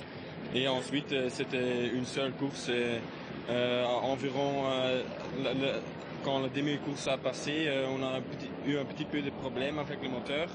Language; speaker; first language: French; non-native, learner; Dutch